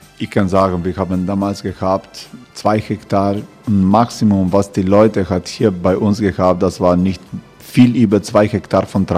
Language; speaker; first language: German; non-native, fluent; Croatian